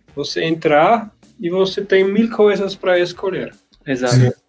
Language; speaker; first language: Portuguese; non-native, learner; German